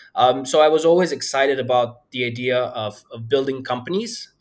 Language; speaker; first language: English; non-native, fluent; Bulgarian